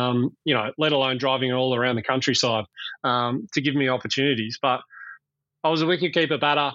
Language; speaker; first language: English; native; English